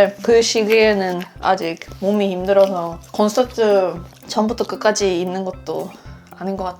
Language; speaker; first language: Korean; non-native, fluent; Swedish